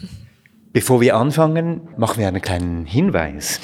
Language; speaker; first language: German; native; German